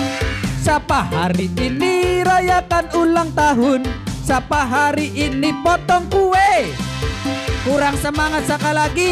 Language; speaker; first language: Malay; non-native, local second language; Javanese